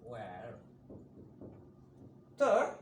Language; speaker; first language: English; non-native, learner; Indonesian